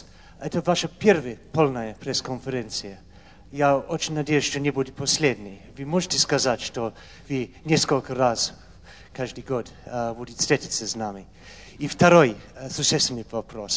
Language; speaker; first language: Russian; non-native, fluent; English